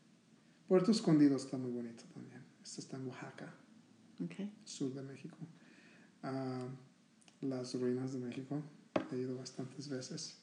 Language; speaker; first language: Spanish; early bilingual, heritage; Spanish